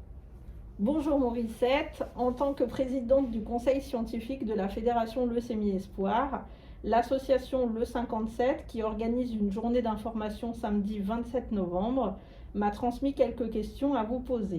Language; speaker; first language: French; native; French